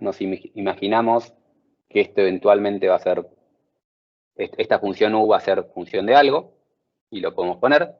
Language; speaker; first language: Spanish; native; Spanish